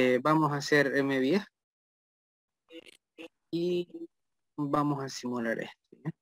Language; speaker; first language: Spanish; native; Spanish